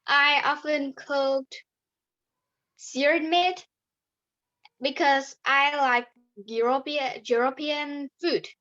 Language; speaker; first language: English; non-native, learner; Vietnamese